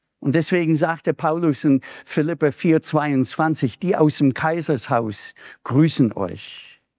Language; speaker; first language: German; non-native, fluent; English